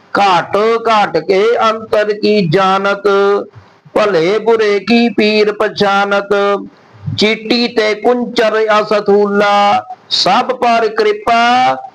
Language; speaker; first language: Hindi; non-native, local second language; Punjabi